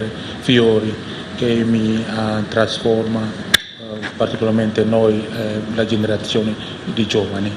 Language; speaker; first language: Italian; non-native, fluent; Indonesian